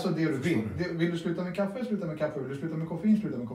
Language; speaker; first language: Swedish; native; Swedish